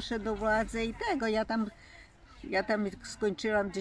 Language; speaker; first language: Polish; early bilingual, heritage; Polish